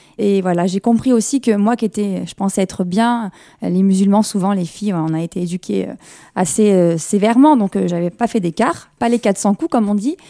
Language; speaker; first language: French; early bilingual, other home language; Kabyle